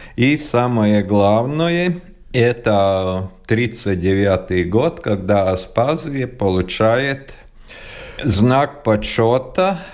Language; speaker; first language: Russian; non-native, local second language; Latvian